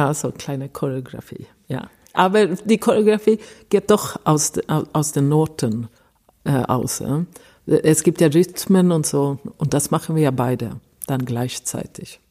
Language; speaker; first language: German; non-native, fluent; Swedish